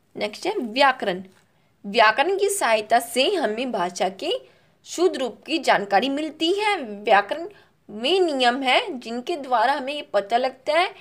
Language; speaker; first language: Hindi; native; Hindi